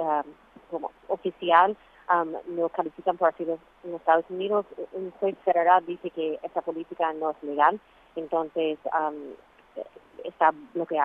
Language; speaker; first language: Spanish; non-native, fluent; English